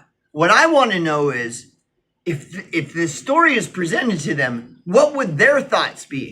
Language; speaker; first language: English; native; English